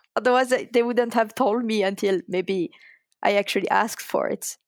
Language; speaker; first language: English; non-native, fluent; French